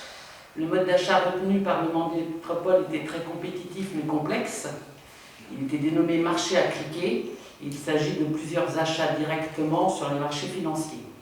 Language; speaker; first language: French; native; French